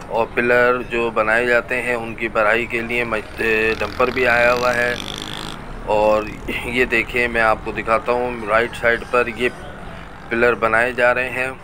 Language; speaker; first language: Urdu; native; Urdu